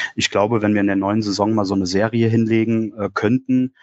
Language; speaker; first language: German; native; German